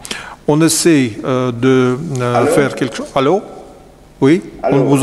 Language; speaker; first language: French; non-native, fluent; Russian